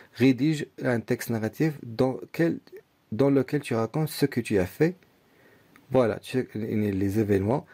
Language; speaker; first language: French; non-native, local second language; Arabic